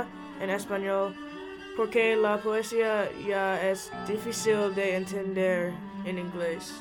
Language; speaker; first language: Spanish; non-native, fluent; English